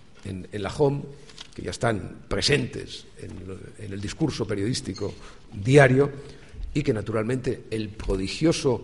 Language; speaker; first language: Spanish; native; Spanish